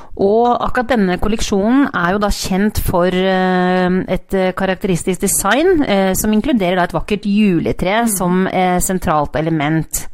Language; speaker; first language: Norwegian; native; Norwegian